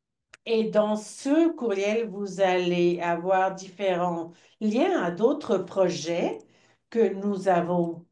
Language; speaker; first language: French; non-native, fluent; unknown